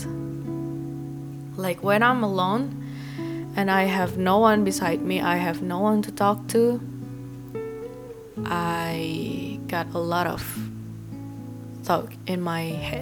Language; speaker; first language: English; non-native, fluent; Indonesian